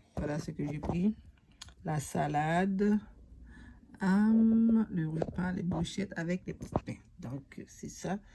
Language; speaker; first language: French; non-native, local second language; Haitian Creole